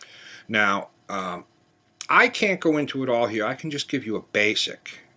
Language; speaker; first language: English; native; English